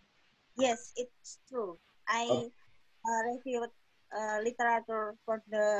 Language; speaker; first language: English; non-native, learner; Indonesian